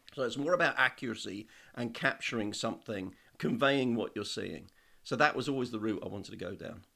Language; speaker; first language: English; native; English